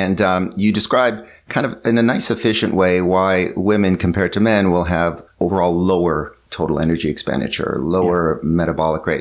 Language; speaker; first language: English; native; English